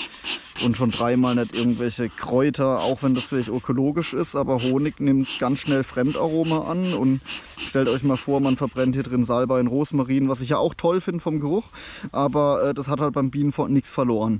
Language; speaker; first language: German; native; German